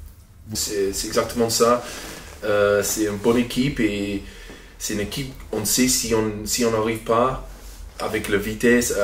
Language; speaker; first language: French; non-native, fluent; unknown